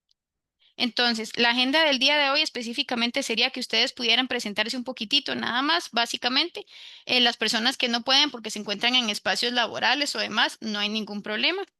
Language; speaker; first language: Spanish; native; Spanish